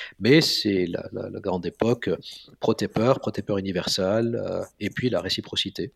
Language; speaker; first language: French; non-native, local second language; Arabic